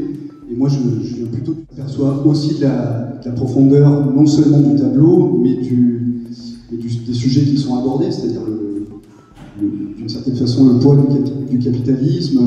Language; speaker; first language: French; native; French